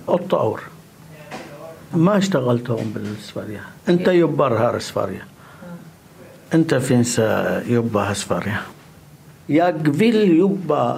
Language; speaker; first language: Swedish; non-native, learner; Arabic